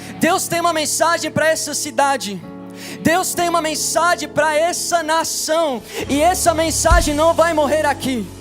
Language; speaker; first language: Portuguese; non-native, fluent; English